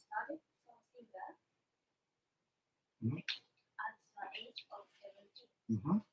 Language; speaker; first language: English; non-native, learner; Japanese